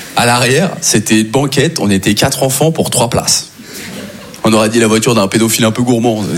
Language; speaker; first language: French; native; French